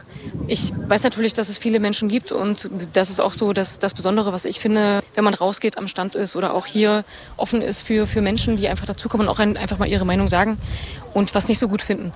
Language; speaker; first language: German; native; German